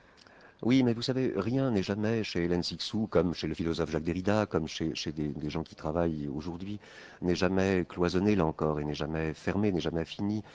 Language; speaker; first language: French; native; French